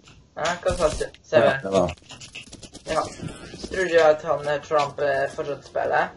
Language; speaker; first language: Norwegian; non-native, learner; Swedish